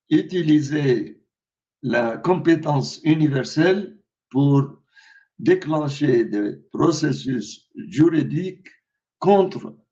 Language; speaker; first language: French; non-native, fluent; Arabic